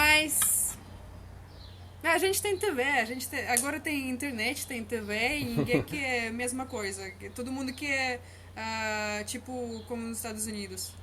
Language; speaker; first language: Portuguese; non-native, learner; Russian